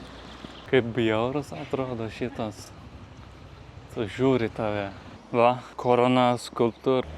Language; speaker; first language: Lithuanian; non-native, learner; Turkish